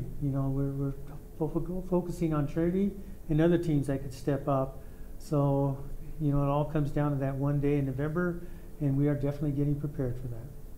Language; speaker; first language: English; native; English